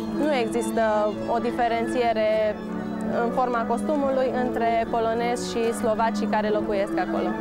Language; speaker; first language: Romanian; non-native, local second language; Slovak